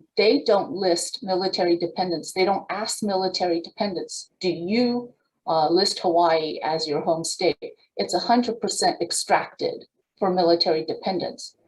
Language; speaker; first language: English; native; English